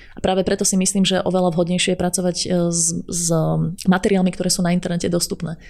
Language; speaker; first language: Slovak; native; Slovak